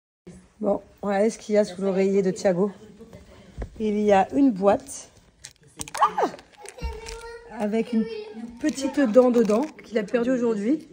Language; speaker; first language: French; native; French